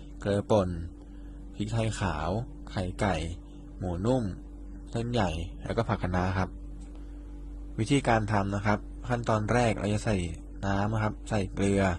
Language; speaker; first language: Thai; native; Thai